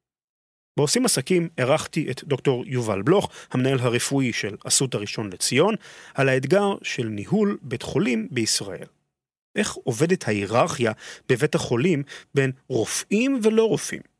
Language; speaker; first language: Hebrew; native; Hebrew